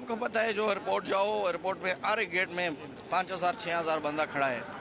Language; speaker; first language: Hindi; non-native, fluent; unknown